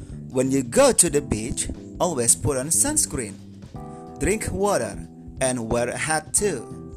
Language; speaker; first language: English; non-native, fluent; Indonesian